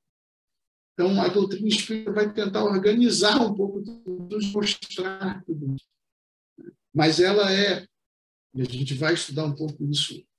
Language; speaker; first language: Portuguese; native; Portuguese